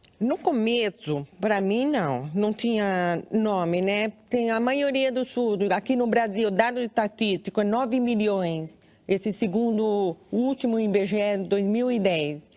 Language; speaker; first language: Portuguese; non-native, local second language; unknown